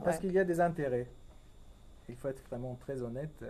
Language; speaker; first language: French; non-native, fluent; Persian